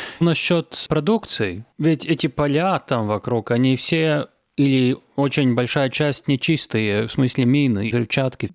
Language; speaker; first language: Russian; non-native, local second language; Latvian